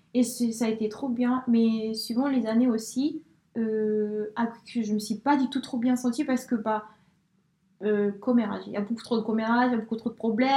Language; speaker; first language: French; early bilingual, other home language; Spanish